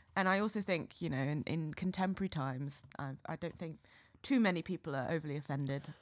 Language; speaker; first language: English; native; English